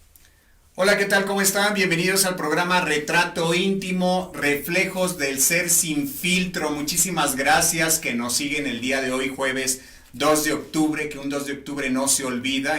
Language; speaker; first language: Spanish; native; Spanish